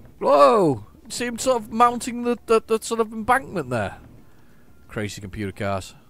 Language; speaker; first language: English; native; English